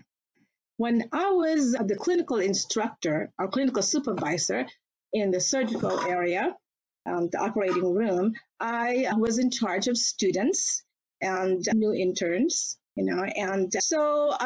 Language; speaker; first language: English; non-native, local second language; Filipino